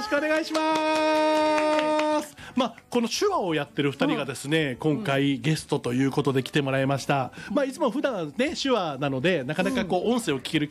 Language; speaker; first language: Japanese; native; Japanese